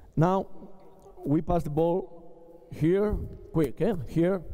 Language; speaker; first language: English; non-native, learner; Spanish